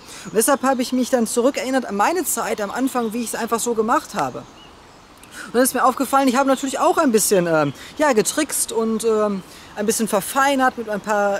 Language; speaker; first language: German; native; German